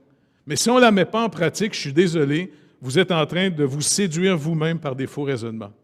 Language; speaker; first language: French; native; French